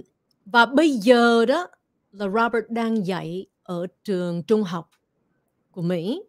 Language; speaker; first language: Vietnamese; early bilingual, other home language; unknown